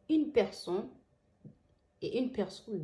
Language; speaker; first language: French; non-native, learner; Somali